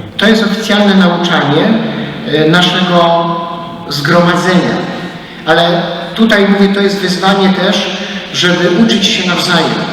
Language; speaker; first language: Polish; native; Polish